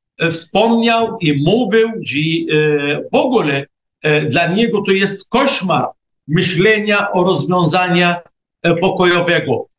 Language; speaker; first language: Polish; non-native, fluent; Arabic